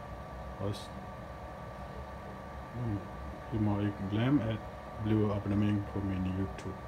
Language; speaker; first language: Danish; non-native, learner; Achinese